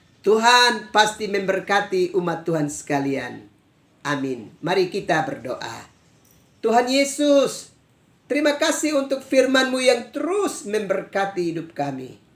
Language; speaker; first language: Indonesian; native; Indonesian